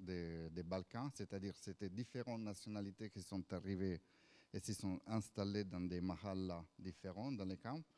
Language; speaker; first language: French; non-native, fluent; Italian